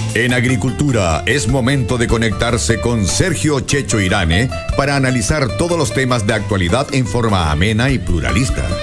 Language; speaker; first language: Spanish; native; Spanish